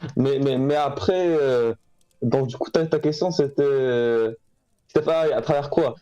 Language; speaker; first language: French; non-native, local second language; Arabic